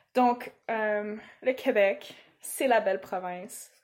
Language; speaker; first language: French; non-native, fluent; English